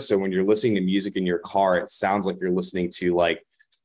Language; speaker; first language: English; native; English